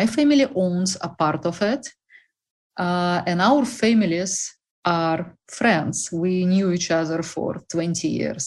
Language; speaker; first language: English; non-native, fluent; Russian